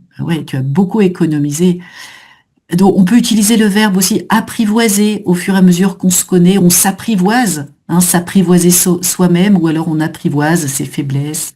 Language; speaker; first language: French; native; French